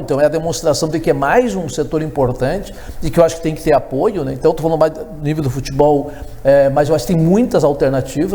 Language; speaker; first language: Portuguese; native; Portuguese